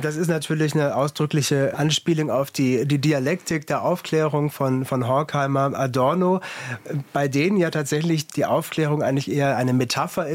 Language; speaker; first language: German; native; German